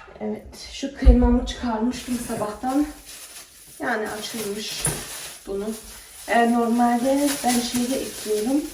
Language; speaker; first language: Turkish; early bilingual, heritage; Turkish